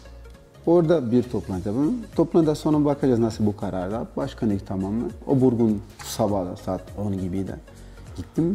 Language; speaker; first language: Turkish; non-native, learner; Portuguese